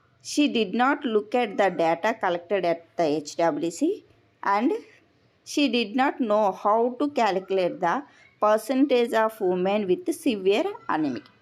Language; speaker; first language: English; non-native, local second language; Telugu